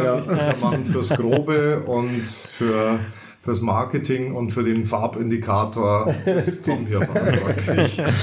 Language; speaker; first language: German; native; German